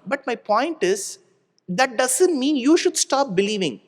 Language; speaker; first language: English; non-native, local second language; Tamil